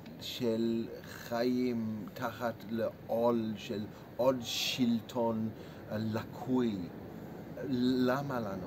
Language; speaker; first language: Hebrew; non-native, fluent; English